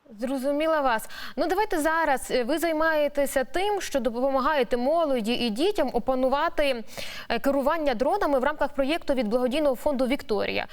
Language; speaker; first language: Ukrainian; native; Ukrainian